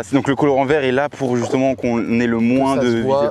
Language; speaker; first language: French; native; French